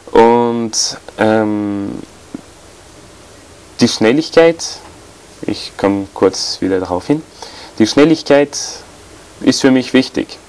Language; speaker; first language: German; non-native, fluent; French